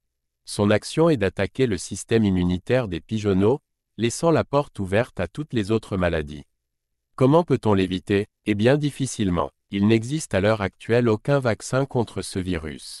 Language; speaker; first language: French; native; French